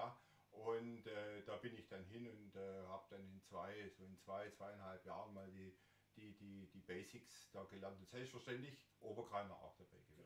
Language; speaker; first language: German; native; German